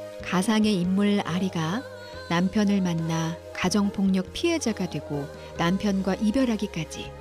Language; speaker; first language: Korean; native; Korean